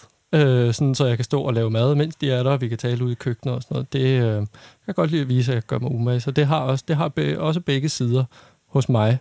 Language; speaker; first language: Danish; native; Danish